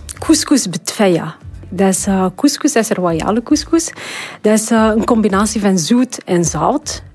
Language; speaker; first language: Dutch; non-native, fluent; Arabic